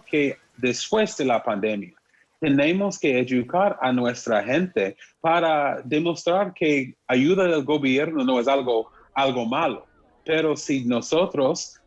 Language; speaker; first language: Spanish; non-native, fluent; English